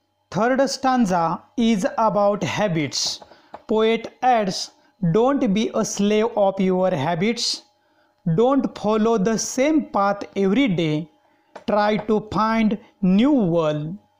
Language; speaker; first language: English; non-native, local second language; Marathi